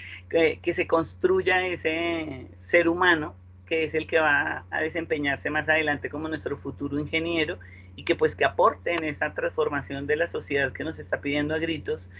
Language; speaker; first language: Spanish; native; Spanish